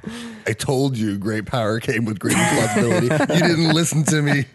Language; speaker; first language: English; non-native, fluent; Norwegian